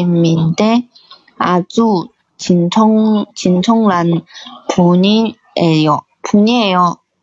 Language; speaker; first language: Korean; non-native, learner; Chinese